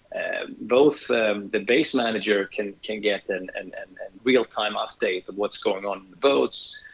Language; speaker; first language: English; non-native, fluent; Swedish